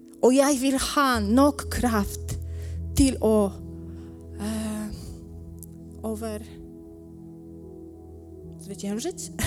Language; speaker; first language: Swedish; non-native, learner; Polish